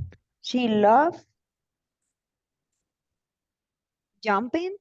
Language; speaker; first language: English; non-native, learner; Spanish